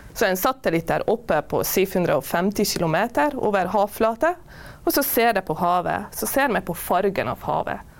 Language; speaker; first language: Norwegian; non-native, fluent; Hungarian